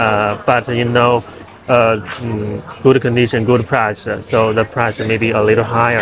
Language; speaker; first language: English; non-native, learner; Chinese